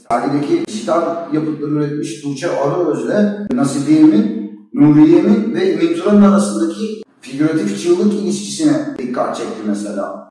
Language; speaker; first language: Turkish; native; Turkish